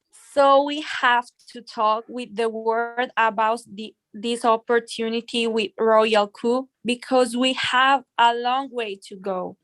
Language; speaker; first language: English; non-native, fluent; Italian